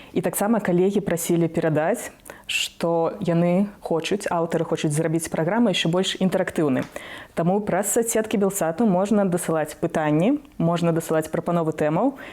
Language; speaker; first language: Belarusian; non-native, local second language; Russian